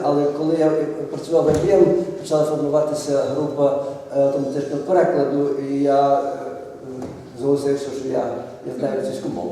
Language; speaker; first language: Ukrainian; early bilingual, heritage; Ukrainian